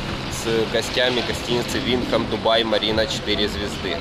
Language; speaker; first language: Russian; native; Russian